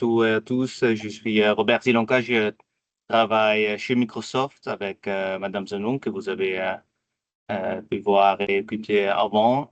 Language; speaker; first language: French; non-native, fluent; Italian